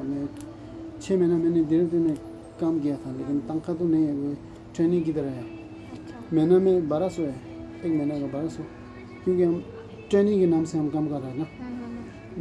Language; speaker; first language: Hindi; non-native, learner; Tibetan